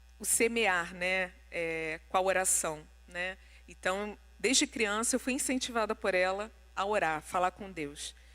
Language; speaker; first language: Portuguese; non-native, local second language; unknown